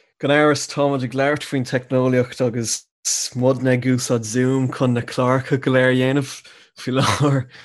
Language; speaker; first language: Irish; non-native, local second language; English